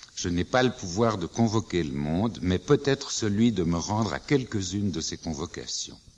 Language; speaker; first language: French; native; French